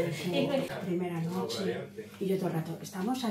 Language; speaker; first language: Spanish; native; Spanish